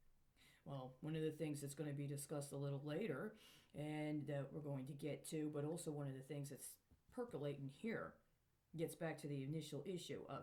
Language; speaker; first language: English; native; English